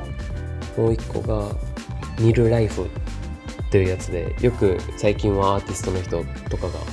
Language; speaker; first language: Japanese; native; Japanese